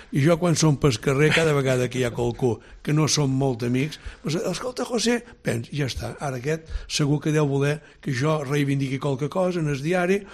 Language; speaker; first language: Catalan; native; Catalan